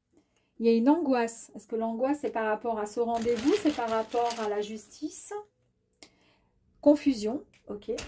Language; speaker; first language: French; native; French